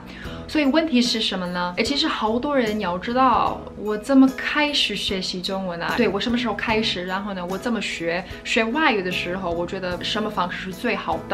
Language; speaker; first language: Chinese; non-native, fluent; English